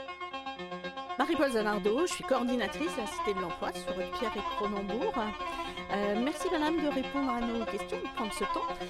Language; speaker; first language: French; native; French